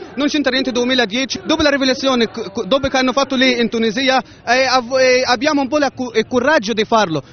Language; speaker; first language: Italian; non-native, learner; Arabic